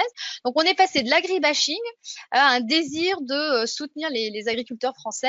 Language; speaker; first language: French; native; French